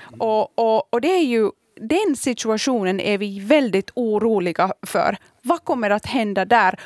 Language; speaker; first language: Swedish; early bilingual, other home language; Kurdish